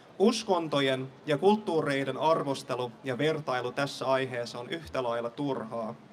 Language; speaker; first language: Finnish; non-native, fluent; English